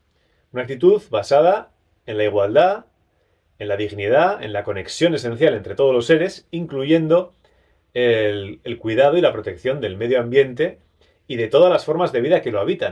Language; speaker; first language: Spanish; native; Spanish